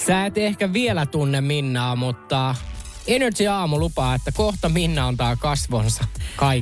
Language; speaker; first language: Finnish; native; Finnish